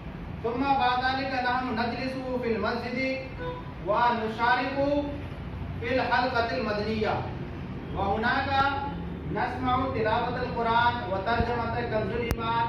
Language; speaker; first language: Arabic; non-native, fluent; Urdu